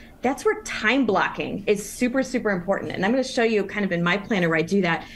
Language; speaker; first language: English; native; English